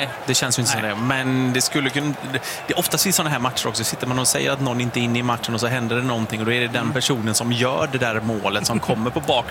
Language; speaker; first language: Swedish; native; Swedish